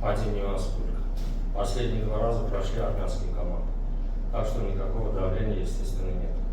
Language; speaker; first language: Russian; non-native, fluent; Armenian